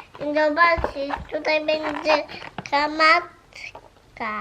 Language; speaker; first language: Polish; early bilingual, heritage; Polish